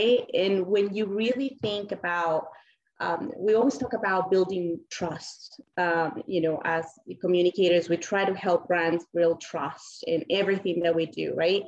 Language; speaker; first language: English; non-native, fluent; Spanish